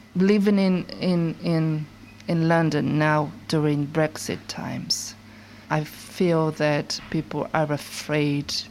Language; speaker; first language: English; non-native, fluent; Portuguese